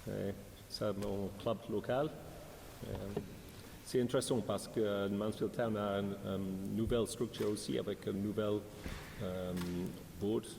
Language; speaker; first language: French; non-native, learner; English